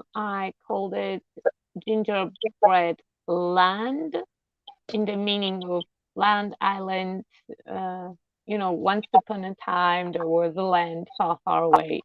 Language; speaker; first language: English; non-native, fluent; Polish